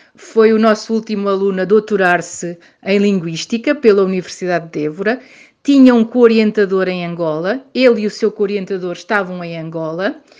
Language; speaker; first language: Portuguese; native; Portuguese